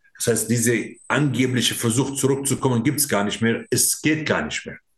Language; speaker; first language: German; non-native, fluent; Arabic